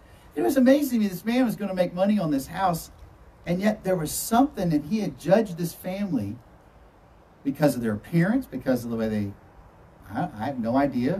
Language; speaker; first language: English; native; English